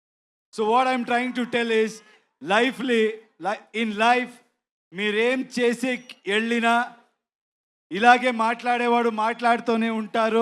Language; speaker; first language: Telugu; non-native, learner; Kannada